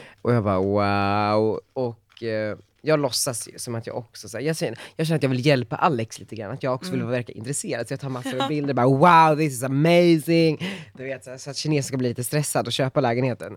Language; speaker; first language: Swedish; native; Swedish